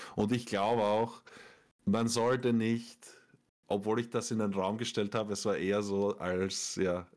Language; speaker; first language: German; native; German